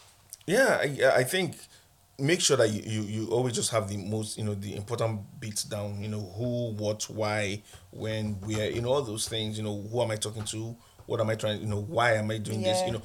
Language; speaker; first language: English; non-native, local second language; Igbo